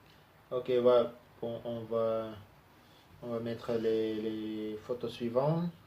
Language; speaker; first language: French; non-native, learner; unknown